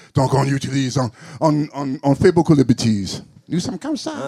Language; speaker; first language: French; non-native, learner; English